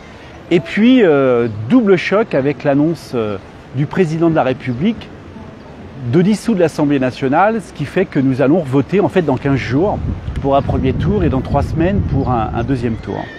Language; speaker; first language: French; native; French